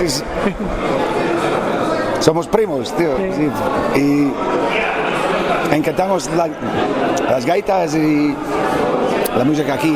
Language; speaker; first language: Spanish; non-native, fluent; English